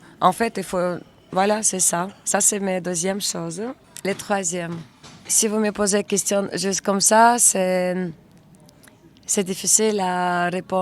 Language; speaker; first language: French; non-native, learner; Russian